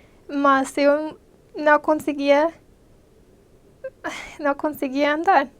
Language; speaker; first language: Portuguese; non-native, fluent; English